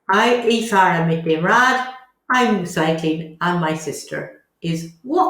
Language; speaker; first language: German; non-native, fluent; English